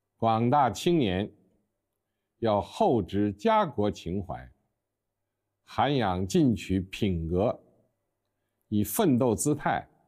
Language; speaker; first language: Chinese; native; Chinese